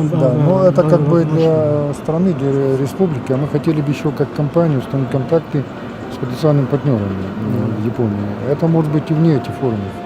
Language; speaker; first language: Russian; native; Russian